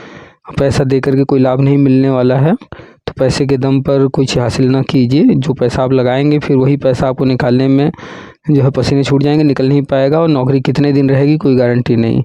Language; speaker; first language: Hindi; native; Hindi